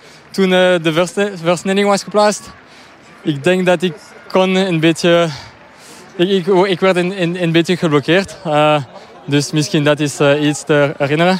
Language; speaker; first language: Dutch; non-native, local second language; French